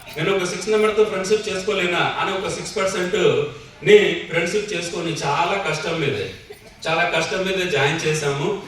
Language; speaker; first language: Telugu; non-native, fluent; Hindi